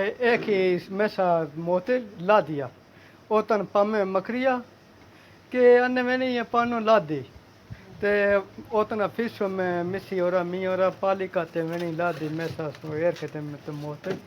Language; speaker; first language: Greek; non-native, learner; Punjabi